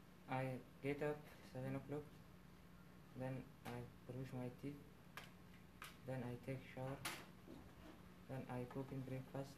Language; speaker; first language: English; non-native, learner; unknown